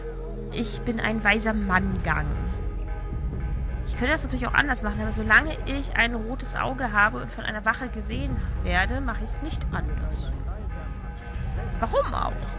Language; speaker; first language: German; native; German